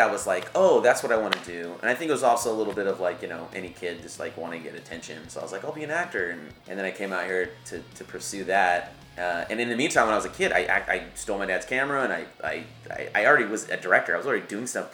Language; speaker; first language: English; native; English